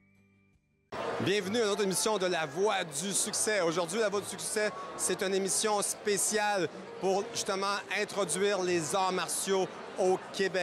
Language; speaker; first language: French; native; French